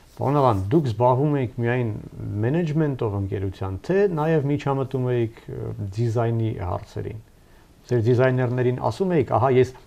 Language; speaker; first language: Armenian; native; Armenian